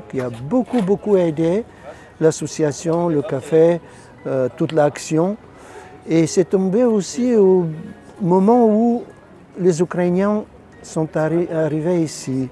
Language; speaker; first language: French; non-native, fluent; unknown